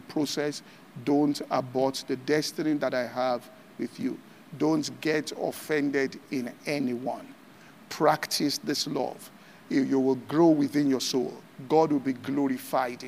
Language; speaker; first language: English; non-native, local second language; Yoruba